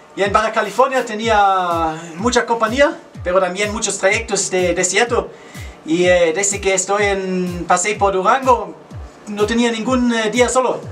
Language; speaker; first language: Spanish; non-native, fluent; German